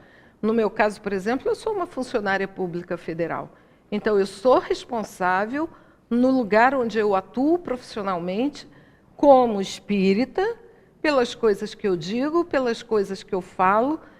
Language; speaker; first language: Portuguese; native; Portuguese